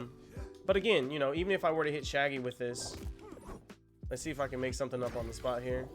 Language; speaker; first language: English; native; English